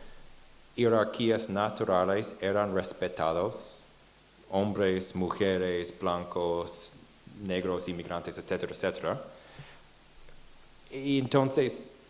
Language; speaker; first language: Spanish; non-native, fluent; English